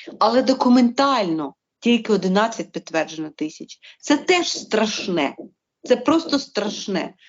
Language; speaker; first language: Ukrainian; native; Ukrainian